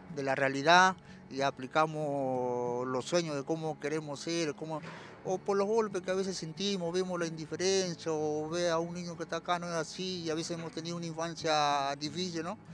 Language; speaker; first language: Spanish; native; Spanish